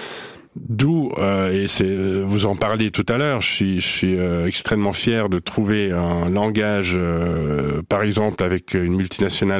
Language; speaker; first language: French; non-native, local second language; Swiss German